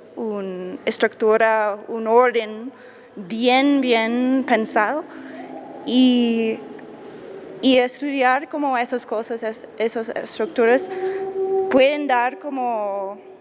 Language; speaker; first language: Spanish; non-native, fluent; English